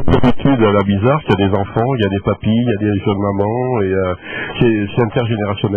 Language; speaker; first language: French; native; French